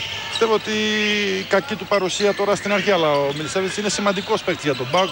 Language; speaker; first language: Greek; native; Greek